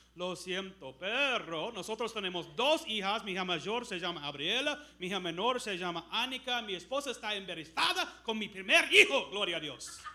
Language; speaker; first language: Spanish; non-native, learner; English